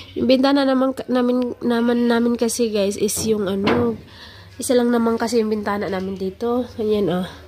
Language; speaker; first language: Filipino; non-native, local second language; Cebuano